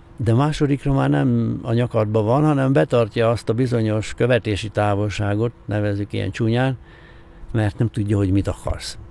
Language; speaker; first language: Hungarian; native; Hungarian